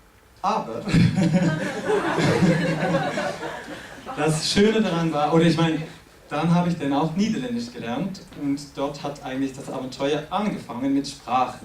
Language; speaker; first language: German; non-native, fluent; French